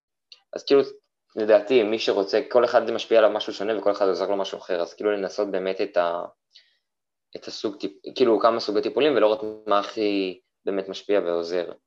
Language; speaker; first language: Hebrew; native; Hebrew